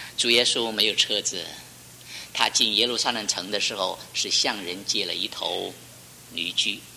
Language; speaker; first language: Chinese; native; Chinese